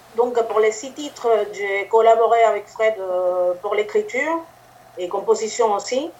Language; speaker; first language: French; non-native, fluent; Spanish